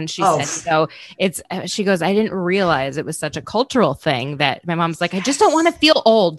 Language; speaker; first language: English; native; English